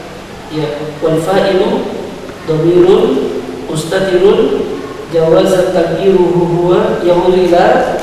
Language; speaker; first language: Arabic; non-native, fluent; Indonesian